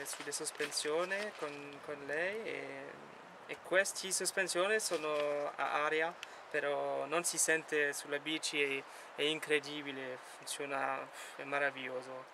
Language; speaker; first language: Italian; non-native, fluent; French